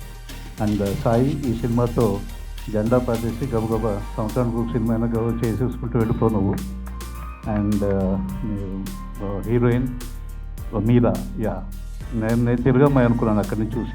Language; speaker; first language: Telugu; native; Telugu